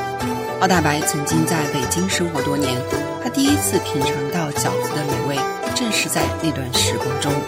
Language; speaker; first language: Chinese; native; Chinese